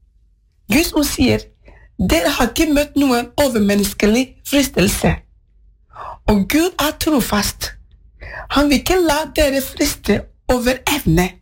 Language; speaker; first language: Norwegian; non-native, fluent; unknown